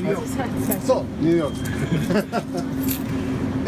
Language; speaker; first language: Japanese; non-native, learner; English